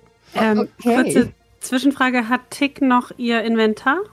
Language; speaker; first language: German; native; German